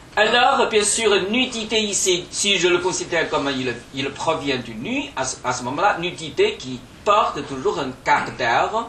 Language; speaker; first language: French; non-native, fluent; Chinese